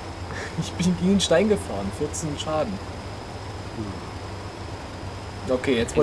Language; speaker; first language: German; native; German